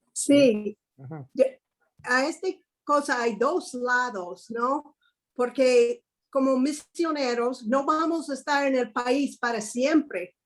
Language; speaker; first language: Spanish; non-native, fluent; English